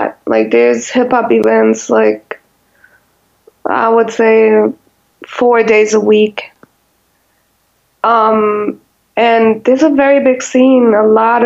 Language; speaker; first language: English; non-native, fluent; German